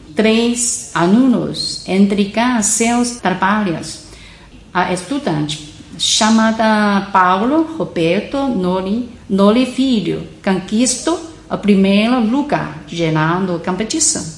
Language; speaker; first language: Portuguese; non-native, learner; Chinese